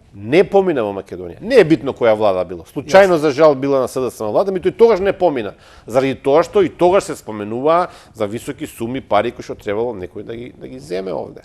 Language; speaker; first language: Macedonian; native; Macedonian